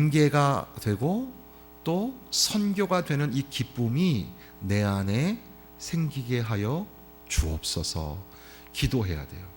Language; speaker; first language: Korean; native; Korean